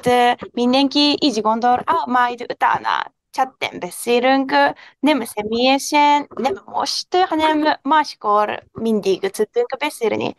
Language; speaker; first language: Hungarian; non-native, learner; Japanese